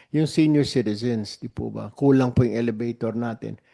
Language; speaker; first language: Filipino; native; Filipino